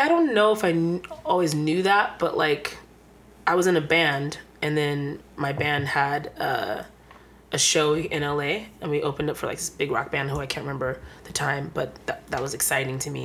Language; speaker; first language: English; native; English